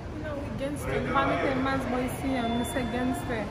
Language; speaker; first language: French; non-native, learner; Haitian Creole